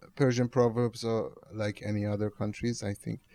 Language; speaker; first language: English; non-native, fluent; Persian